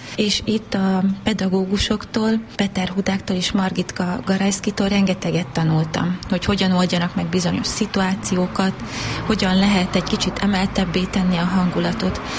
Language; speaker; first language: Hungarian; native; Hungarian